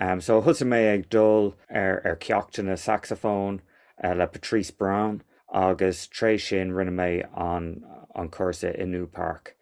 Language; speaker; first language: Irish; non-native, local second language; English